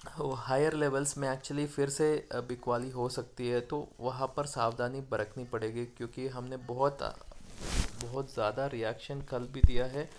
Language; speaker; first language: Hindi; non-native, local second language; Kannada